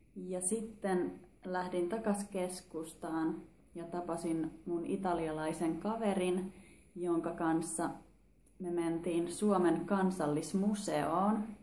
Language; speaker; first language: Finnish; native; Finnish